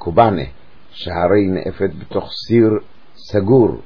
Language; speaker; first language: Hebrew; native; Hebrew